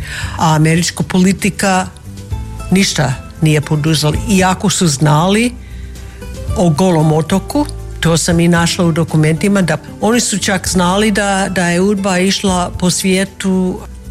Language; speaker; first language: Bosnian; non-native, fluent; English